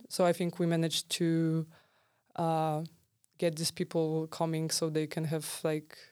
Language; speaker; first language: English; non-native, fluent; Polish